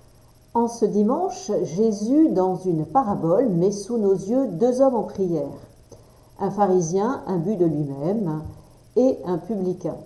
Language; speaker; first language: French; native; French